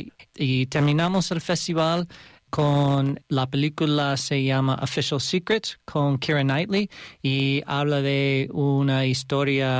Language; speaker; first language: Spanish; non-native, learner; English